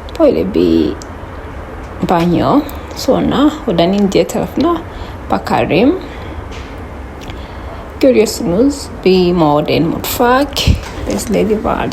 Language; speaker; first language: Turkish; non-native, fluent; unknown